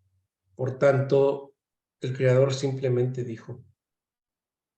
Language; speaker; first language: Spanish; native; Spanish